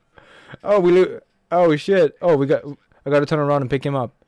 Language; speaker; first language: English; non-native, fluent; Norwegian